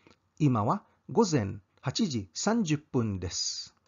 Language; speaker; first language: Japanese; non-native, fluent; Cebuano